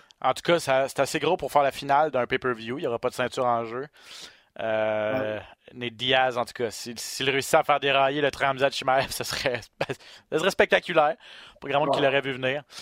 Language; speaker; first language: French; native; French